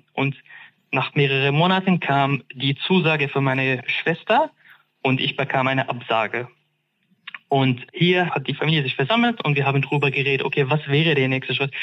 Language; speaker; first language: German; non-native, fluent; Arabic